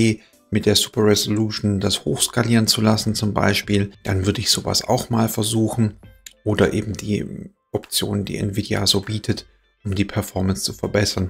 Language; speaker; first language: German; native; German